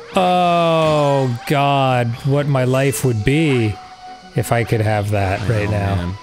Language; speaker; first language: English; native; English